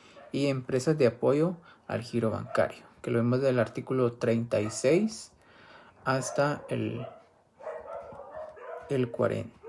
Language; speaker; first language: Spanish; native; Spanish